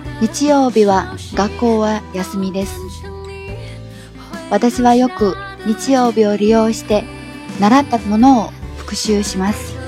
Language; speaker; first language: Japanese; non-native, fluent; Chinese